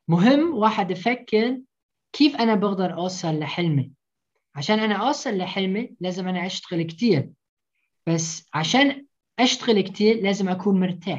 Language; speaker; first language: Arabic; early bilingual, heritage; Arabic